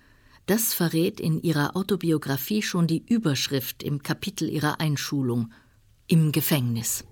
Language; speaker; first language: German; native; German